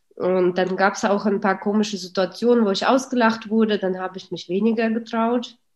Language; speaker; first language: German; early bilingual, other home language; Russian